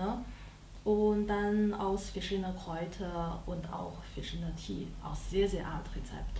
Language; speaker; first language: German; non-native, learner; Chinese